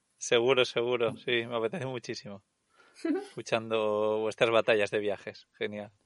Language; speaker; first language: Spanish; native; Spanish